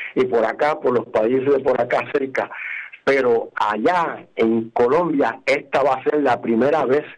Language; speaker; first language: Spanish; native; Spanish